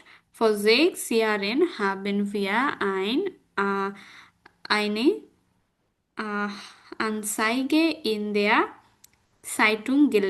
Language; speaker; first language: German; non-native, fluent; Bangla